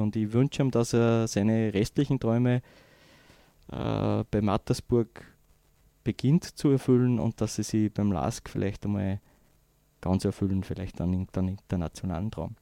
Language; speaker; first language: German; native; German